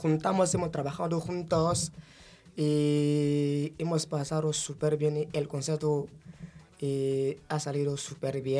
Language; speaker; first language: Spanish; non-native, fluent; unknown